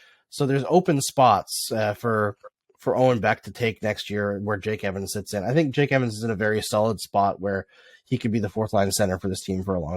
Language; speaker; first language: English; native; English